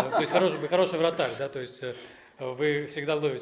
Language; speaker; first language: Russian; native; Russian